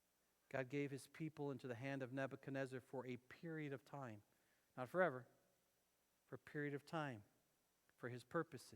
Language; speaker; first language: English; native; English